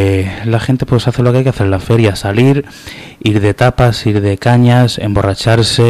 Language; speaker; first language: Spanish; native; Spanish